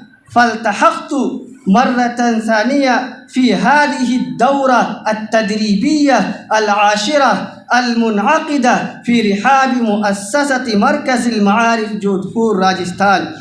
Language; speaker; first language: Arabic; non-native, fluent; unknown